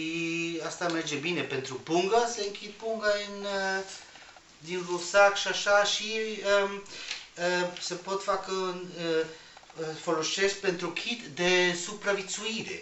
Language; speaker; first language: Romanian; non-native, learner; Spanish